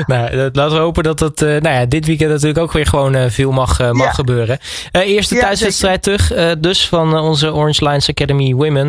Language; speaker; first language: Dutch; native; Dutch